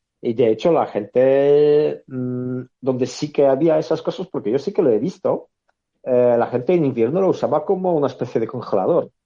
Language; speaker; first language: Spanish; non-native, fluent; Polish